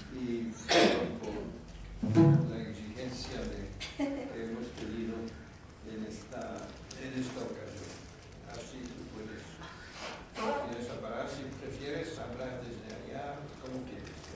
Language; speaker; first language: Spanish; non-native, fluent; French